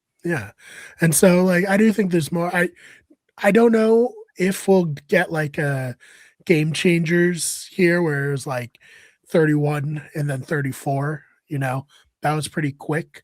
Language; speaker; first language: English; native; English